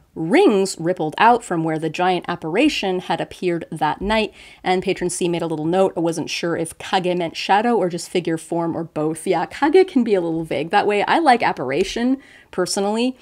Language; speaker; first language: English; native; English